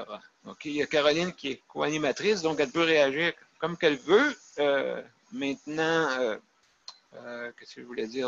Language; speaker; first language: French; native; French